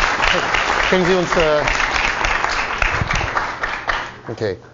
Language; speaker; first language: German; non-native, learner; English